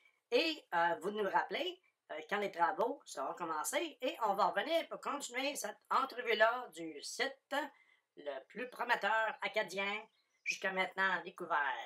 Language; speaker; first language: French; native; French